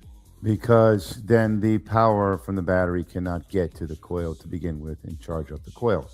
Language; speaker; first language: English; native; English